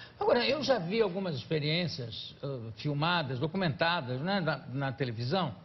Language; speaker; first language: Portuguese; native; Portuguese